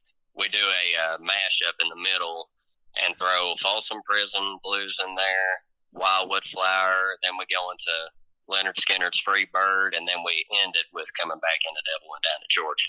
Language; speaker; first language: English; native; English